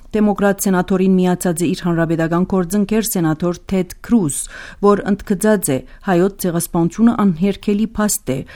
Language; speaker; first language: Armenian; early bilingual, heritage; Armenian